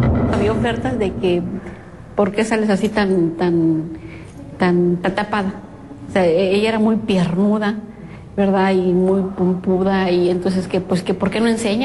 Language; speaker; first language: Spanish; native; Spanish